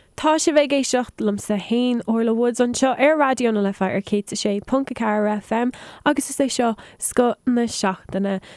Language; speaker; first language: Irish; non-native, local second language; English